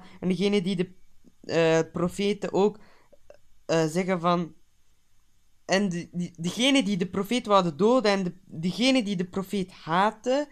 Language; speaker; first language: Dutch; early bilingual, other home language; Turkish